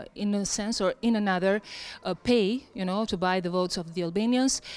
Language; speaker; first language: English; non-native, fluent; Albanian